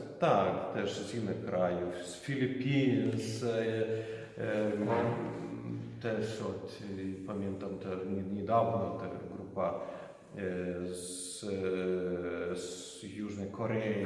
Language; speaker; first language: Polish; non-native, local second language; Lithuanian